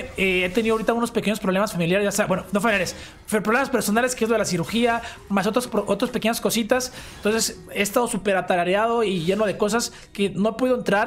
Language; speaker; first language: Spanish; native; Spanish